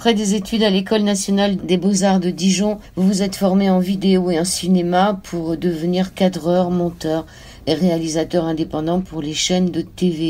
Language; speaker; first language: French; native; French